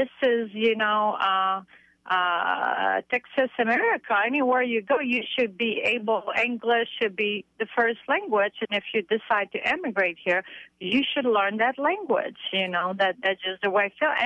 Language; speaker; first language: English; non-native, fluent; French